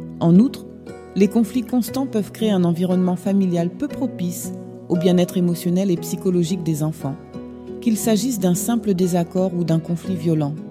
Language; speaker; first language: French; native; French